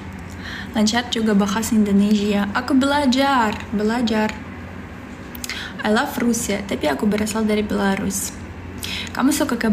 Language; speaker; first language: Indonesian; non-native, learner; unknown